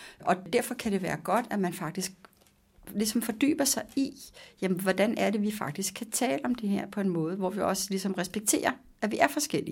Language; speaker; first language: Danish; native; Danish